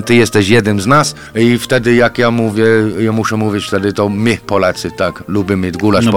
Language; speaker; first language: Polish; non-native, fluent; English